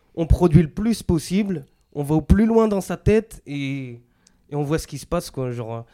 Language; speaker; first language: French; native; French